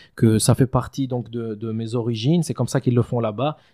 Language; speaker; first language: French; native; French